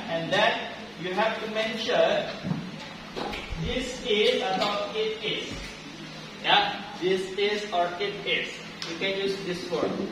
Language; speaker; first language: English; non-native, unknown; Indonesian